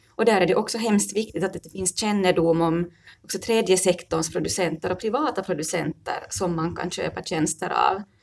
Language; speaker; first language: Swedish; native; Swedish